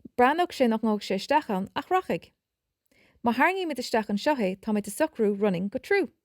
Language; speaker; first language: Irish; native; Irish